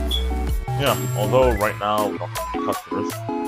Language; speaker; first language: English; native; English